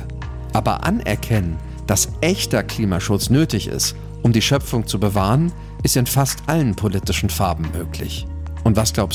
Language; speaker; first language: German; native; German